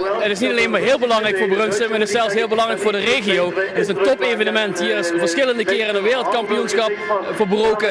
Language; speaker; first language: Dutch; native; Dutch